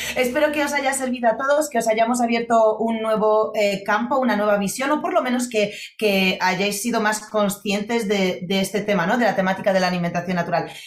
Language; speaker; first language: Spanish; non-native, fluent; Polish